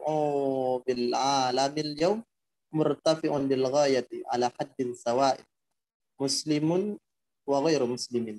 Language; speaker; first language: Arabic; non-native, learner; Indonesian